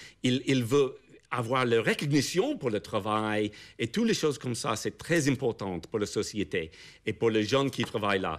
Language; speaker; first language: French; non-native, fluent; English